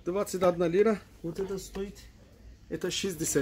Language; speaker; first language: Russian; non-native, learner; Turkish